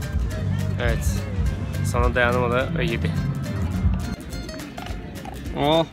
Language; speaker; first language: Turkish; native; Turkish